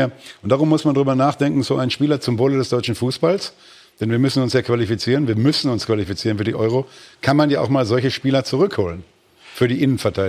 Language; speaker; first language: German; native; German